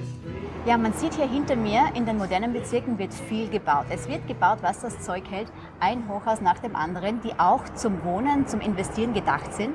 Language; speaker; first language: German; native; German